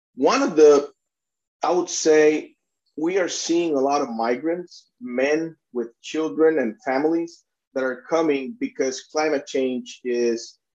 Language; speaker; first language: English; non-native, fluent; Spanish